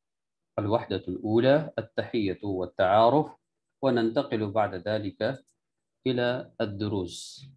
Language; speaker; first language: Arabic; non-native, fluent; Urdu